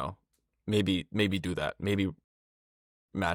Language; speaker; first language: English; native; English